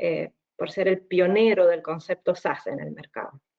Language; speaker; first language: Spanish; native; Spanish